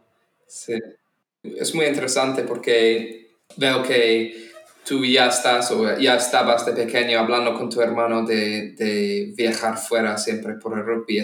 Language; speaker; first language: Spanish; non-native, fluent; English